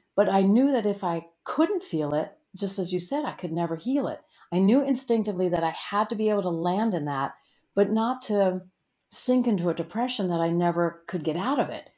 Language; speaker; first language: English; native; English